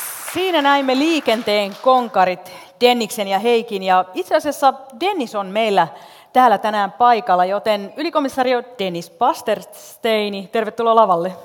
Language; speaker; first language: Finnish; native; Finnish